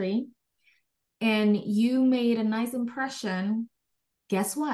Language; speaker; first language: English; non-native, fluent; Indonesian